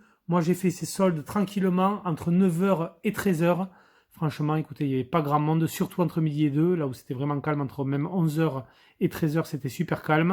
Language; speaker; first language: French; native; French